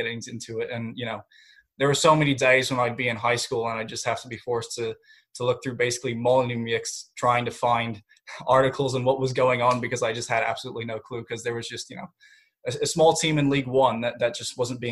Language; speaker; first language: English; native; English